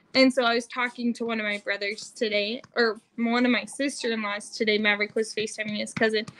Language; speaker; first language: English; native; English